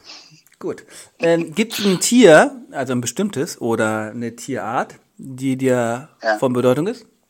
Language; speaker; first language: German; native; German